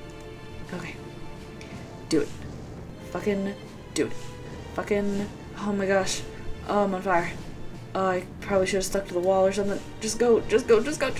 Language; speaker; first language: English; native; English